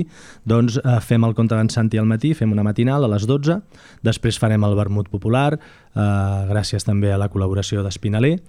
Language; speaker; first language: Catalan; native; Catalan